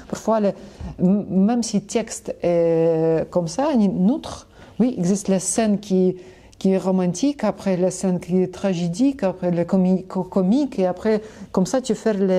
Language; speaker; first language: French; non-native, learner; Russian